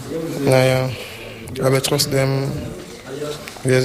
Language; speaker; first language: German; non-native, learner; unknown